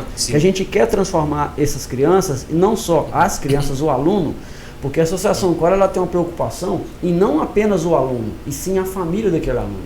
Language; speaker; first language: Portuguese; native; Portuguese